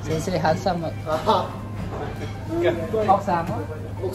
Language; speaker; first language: Japanese; non-native, learner; Vietnamese